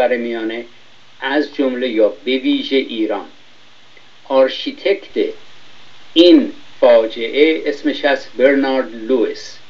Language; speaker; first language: Persian; native; Persian